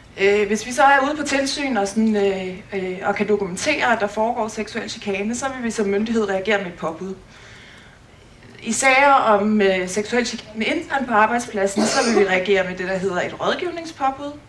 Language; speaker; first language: Danish; native; Danish